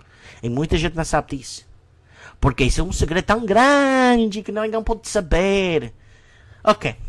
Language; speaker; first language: Portuguese; non-native, learner; English